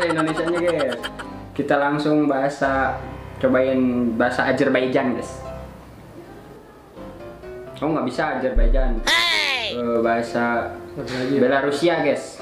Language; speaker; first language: Indonesian; non-native, local second language; Sundanese